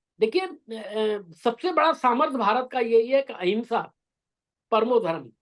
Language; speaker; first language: Hindi; native; Hindi